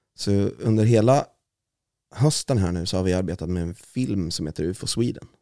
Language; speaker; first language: Swedish; native; Swedish